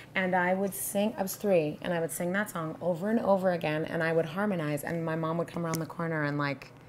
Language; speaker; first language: English; native; English